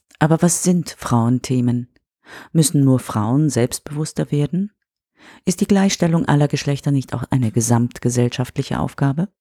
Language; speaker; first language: German; native; German